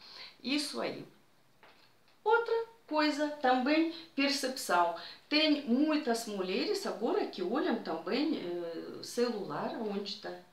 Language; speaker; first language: Portuguese; non-native, fluent; Russian